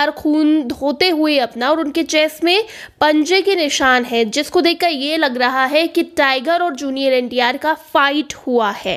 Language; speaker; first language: Hindi; native; Hindi